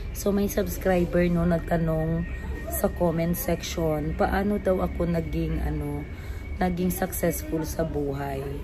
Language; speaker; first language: Filipino; non-native, local second language; Cebuano